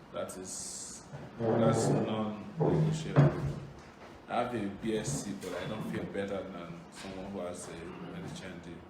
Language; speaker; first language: English; non-native, local second language; Yoruba